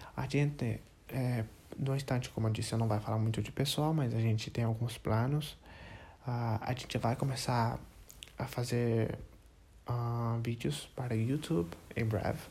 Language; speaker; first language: Portuguese; non-native, learner; English